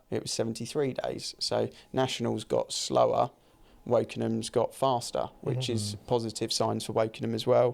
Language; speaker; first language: English; native; English